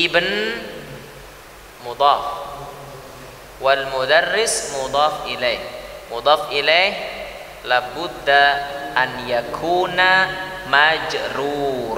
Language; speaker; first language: Arabic; non-native, fluent; Indonesian